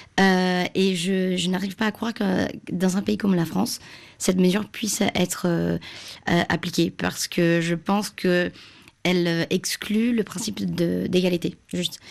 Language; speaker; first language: French; non-native, fluent; Portuguese